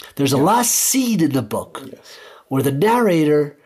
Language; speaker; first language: English; early bilingual, other home language; Spanish